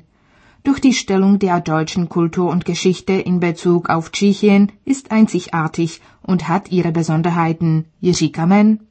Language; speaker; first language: German; native; German